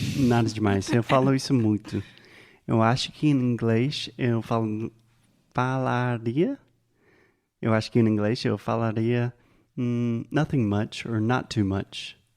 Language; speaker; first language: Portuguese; non-native, fluent; English